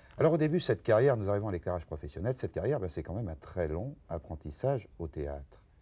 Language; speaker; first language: French; native; French